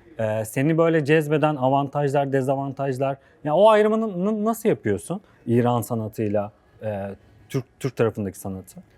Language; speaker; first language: Turkish; native; Turkish